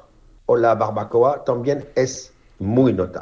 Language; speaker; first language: Spanish; non-native, fluent; French